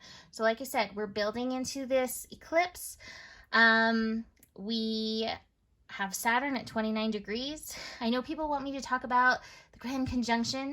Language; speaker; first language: English; native; English